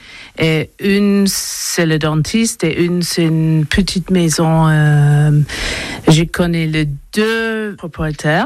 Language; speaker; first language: French; non-native, learner; English